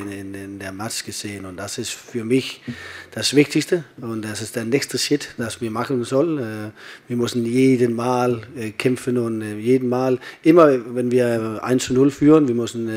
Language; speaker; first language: German; non-native, learner; Danish